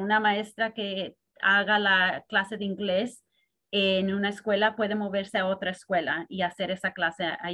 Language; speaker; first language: Spanish; early bilingual, heritage; Spanish